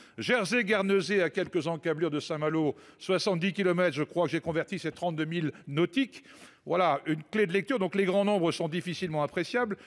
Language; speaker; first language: French; native; French